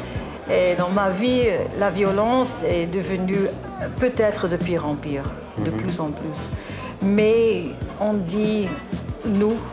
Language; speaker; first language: French; non-native, learner; English